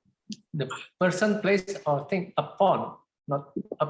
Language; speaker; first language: English; non-native, fluent; Indonesian